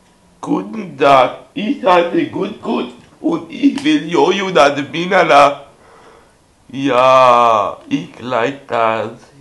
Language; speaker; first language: German; non-native, learner; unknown